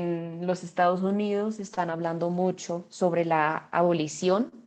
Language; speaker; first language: Spanish; non-native, fluent; English